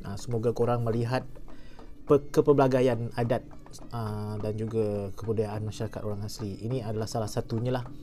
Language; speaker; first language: Malay; non-native, local second language; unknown